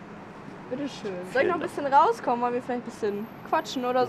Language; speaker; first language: German; non-native, fluent; Georgian